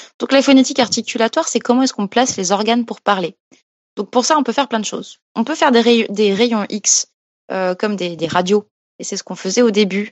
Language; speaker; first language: French; native; French